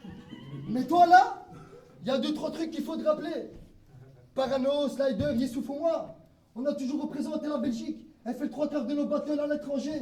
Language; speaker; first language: French; native; French